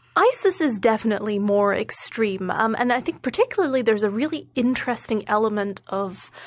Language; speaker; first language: English; native; English